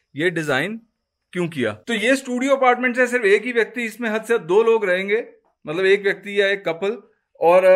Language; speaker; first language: Hindi; native; Hindi